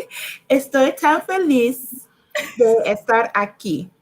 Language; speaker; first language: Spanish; non-native, learner; English